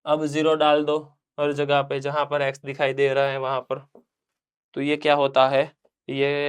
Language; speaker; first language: Hindi; non-native, local second language; Gujarati